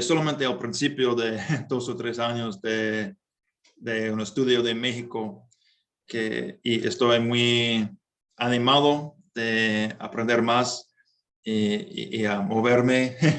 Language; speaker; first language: Spanish; non-native, fluent; English